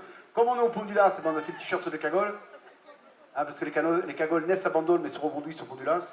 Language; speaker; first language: French; native; French